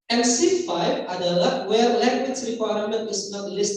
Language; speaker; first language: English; non-native, fluent; Indonesian